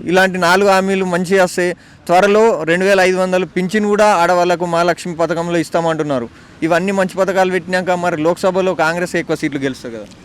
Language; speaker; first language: Telugu; native; Telugu